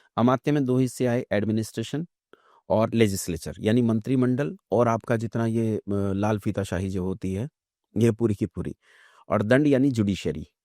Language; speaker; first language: Hindi; native; Hindi